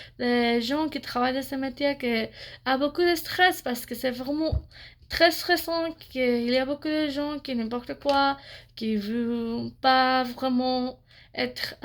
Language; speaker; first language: French; non-native, fluent; English